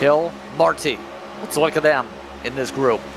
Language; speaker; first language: English; native; English